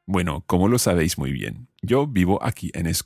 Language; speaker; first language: Spanish; non-native, fluent; English